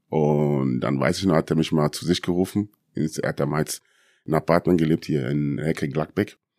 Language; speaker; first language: German; early bilingual, other home language; Akan